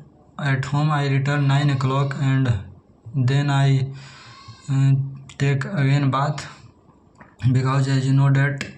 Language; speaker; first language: English; non-native, learner; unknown